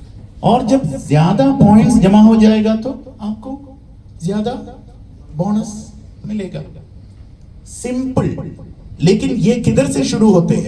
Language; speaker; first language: Hindi; non-native, learner; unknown